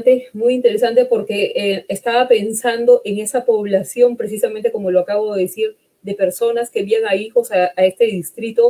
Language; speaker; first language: Spanish; native; Spanish